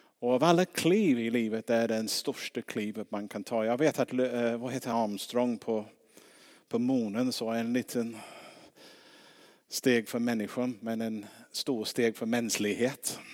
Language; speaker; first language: Swedish; non-native, fluent; English